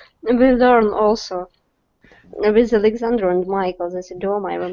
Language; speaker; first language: English; non-native, learner; Russian